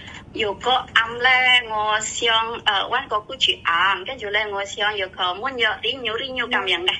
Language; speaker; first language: Cantonese; non-native, learner; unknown